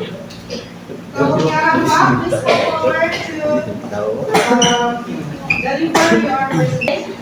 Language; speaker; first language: English; non-native, fluent; Indonesian